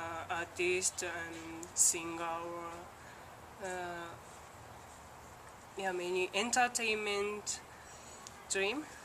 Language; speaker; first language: English; non-native, learner; Japanese